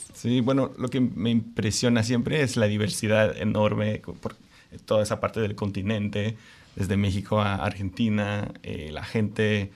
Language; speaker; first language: Spanish; non-native, fluent; French